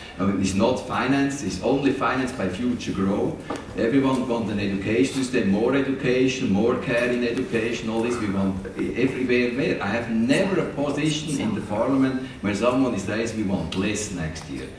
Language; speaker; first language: English; non-native, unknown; German